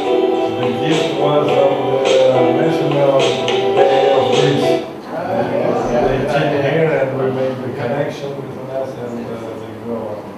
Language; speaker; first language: English; non-native, learner; Romanian